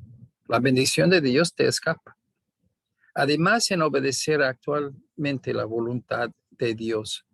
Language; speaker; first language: Spanish; non-native, fluent; English